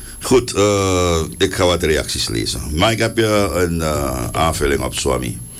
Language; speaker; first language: Dutch; native; Dutch